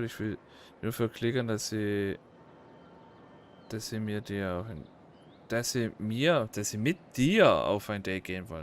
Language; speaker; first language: German; native; German